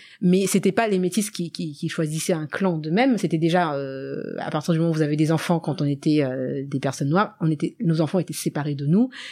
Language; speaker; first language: French; native; French